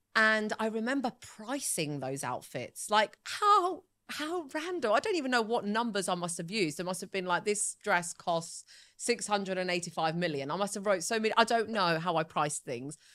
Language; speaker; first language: English; early bilingual, other home language; Italian